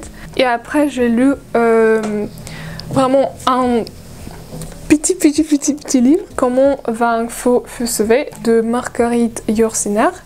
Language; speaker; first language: French; non-native, fluent; Russian